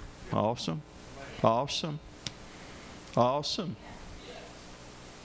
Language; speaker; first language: English; native; English